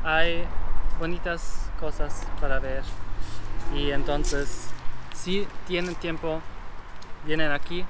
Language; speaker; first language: Spanish; non-native, learner; German